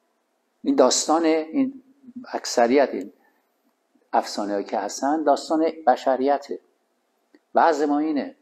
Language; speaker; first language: Persian; native; Persian